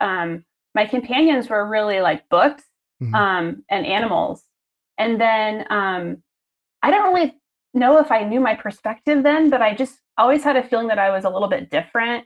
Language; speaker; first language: English; native; English